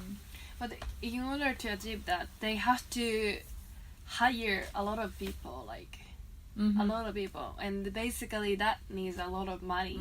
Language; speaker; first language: English; non-native, fluent; Japanese